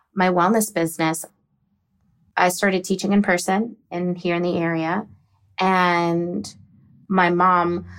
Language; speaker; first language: English; native; English